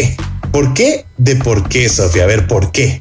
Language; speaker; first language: Spanish; native; Spanish